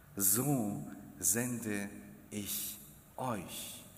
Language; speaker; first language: German; non-native, fluent; Russian